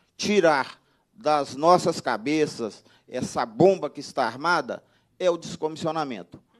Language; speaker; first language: Portuguese; native; Portuguese